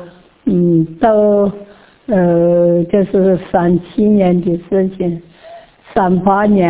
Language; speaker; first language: Chinese; native; Chinese